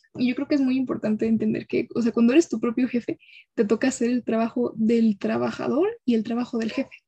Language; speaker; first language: Spanish; native; Spanish